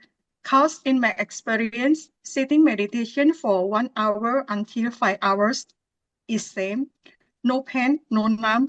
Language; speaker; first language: English; non-native, learner; Indonesian